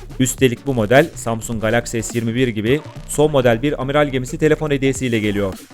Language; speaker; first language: Turkish; native; Turkish